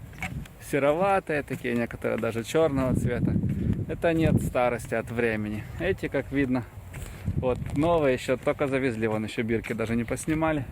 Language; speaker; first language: Russian; native; Russian